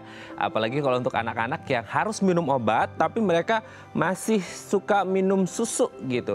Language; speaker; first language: Indonesian; native; Indonesian